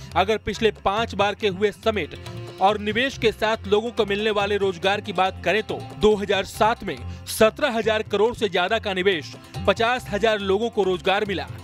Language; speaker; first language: Hindi; native; Hindi